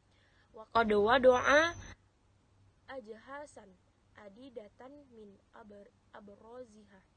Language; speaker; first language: Arabic; non-native, learner; Indonesian